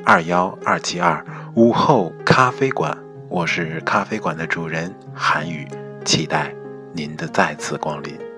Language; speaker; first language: Chinese; native; Chinese